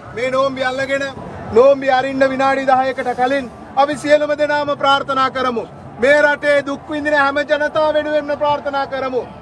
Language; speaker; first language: Sinhala; non-native, local second language; Tamil